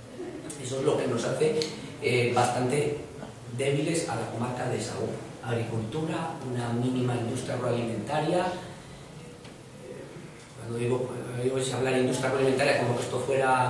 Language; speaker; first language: Spanish; native; Spanish